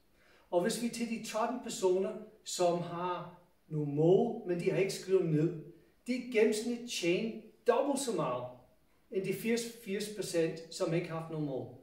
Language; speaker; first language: Danish; non-native, fluent; English